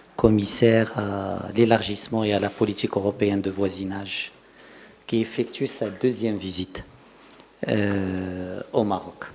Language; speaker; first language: French; non-native, local second language; Arabic